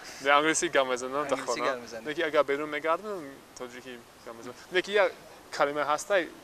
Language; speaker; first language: Persian; non-native, learner; English